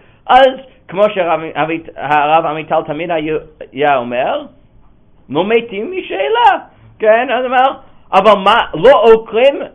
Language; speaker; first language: Hebrew; non-native, fluent; English